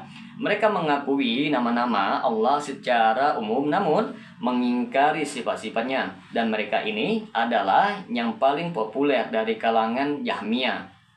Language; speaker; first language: Indonesian; native; Indonesian